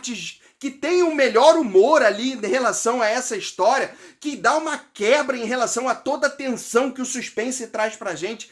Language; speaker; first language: Portuguese; native; Portuguese